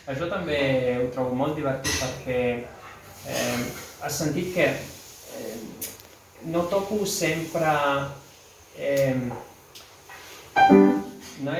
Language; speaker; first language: Catalan; non-native, fluent; Italian